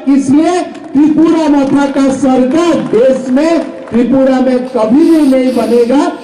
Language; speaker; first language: Hindi; non-native, local second language; Assamese